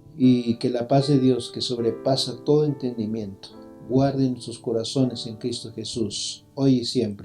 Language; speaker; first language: Spanish; native; Spanish